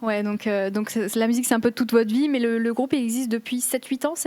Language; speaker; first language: French; native; French